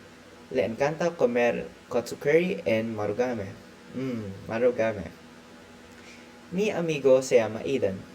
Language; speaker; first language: Spanish; non-native, learner; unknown